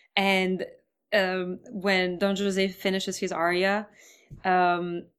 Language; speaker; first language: English; non-native, fluent; Serbian